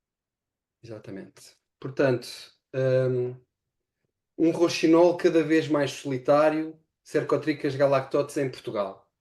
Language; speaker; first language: Portuguese; native; Portuguese